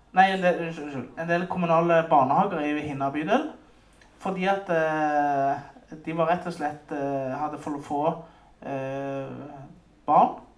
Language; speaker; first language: Norwegian; native; Norwegian